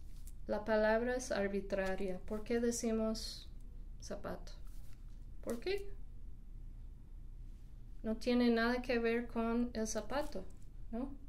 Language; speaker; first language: Spanish; non-native, fluent; English